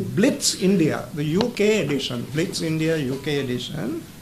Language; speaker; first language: English; non-native, local second language; Sinhala